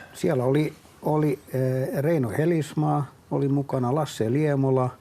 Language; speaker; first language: Finnish; non-native, local second language; Swedish